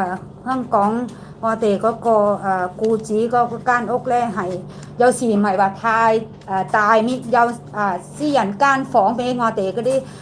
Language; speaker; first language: Cantonese; non-native, learner; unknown